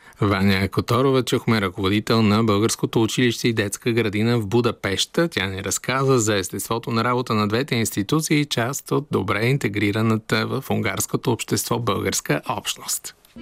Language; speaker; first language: Bulgarian; native; Bulgarian